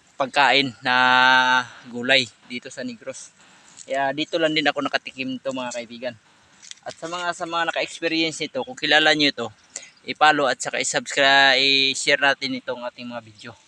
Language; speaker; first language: Filipino; non-native, local second language; Cebuano